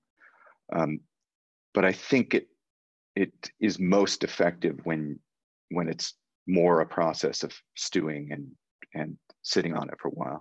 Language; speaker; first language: English; native; English